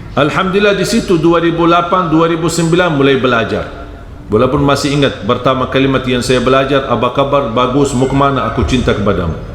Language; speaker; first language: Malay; non-native, fluent; Arabic